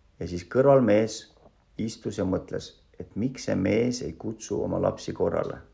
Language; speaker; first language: Estonian; non-native, local second language; Russian